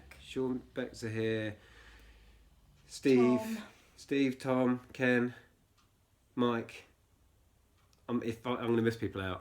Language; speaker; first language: English; native; English